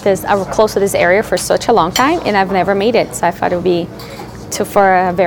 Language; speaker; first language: English; non-native, fluent; Portuguese